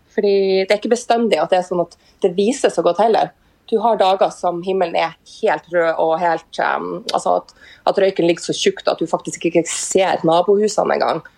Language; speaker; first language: Norwegian; native; Norwegian